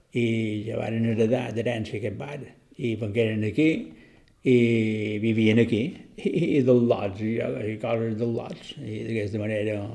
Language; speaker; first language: Catalan; native; Catalan